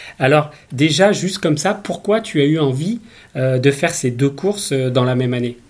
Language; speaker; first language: French; native; French